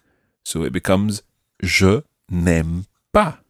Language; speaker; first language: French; non-native, fluent; English